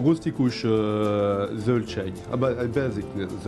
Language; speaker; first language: Hungarian; non-native, learner; French